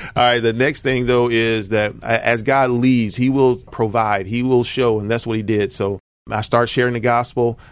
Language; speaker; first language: English; native; English